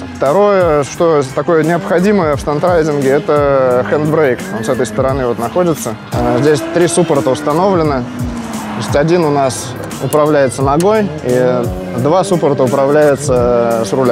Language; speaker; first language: Russian; native; Russian